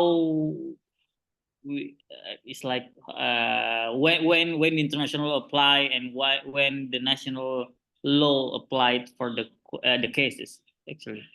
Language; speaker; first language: English; non-native, learner; Indonesian